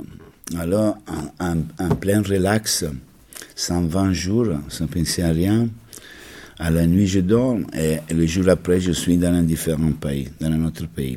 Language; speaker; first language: French; non-native, learner; Italian